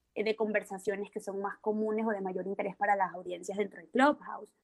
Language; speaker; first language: Spanish; native; Spanish